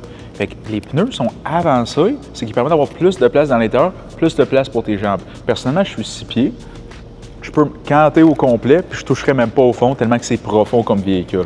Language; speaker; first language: French; native; French